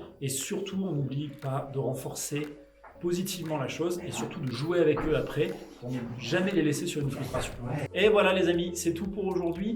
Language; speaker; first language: French; native; French